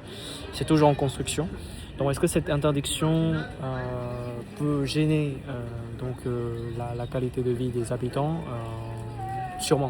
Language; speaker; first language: French; non-native, fluent; Vietnamese